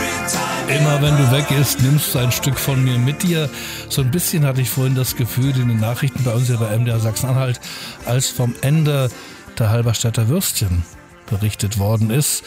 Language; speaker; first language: German; native; German